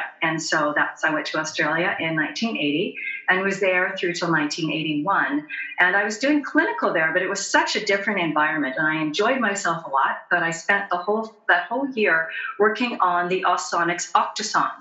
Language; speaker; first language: English; native; English